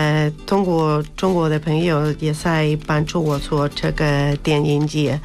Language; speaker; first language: Chinese; non-native, learner; Spanish